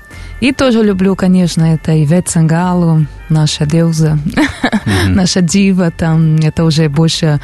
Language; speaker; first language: Russian; non-native, learner; Portuguese